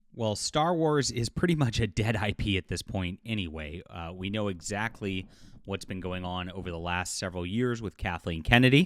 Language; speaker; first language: English; native; English